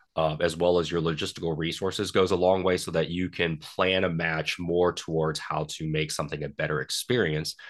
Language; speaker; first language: English; native; English